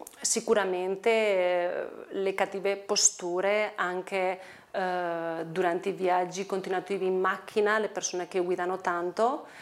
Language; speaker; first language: Italian; non-native, fluent; Spanish